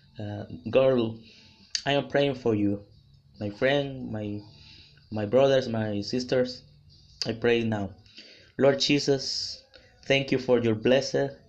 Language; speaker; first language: English; non-native, learner; Spanish